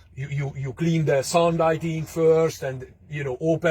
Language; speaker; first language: English; non-native, fluent; Hungarian